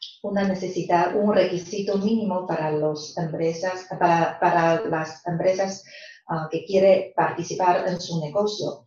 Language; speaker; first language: Spanish; non-native, fluent; Chinese